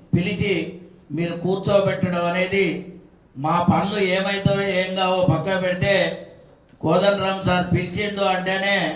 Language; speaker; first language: Telugu; native; Telugu